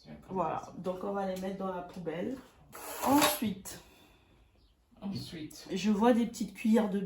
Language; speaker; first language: French; native; French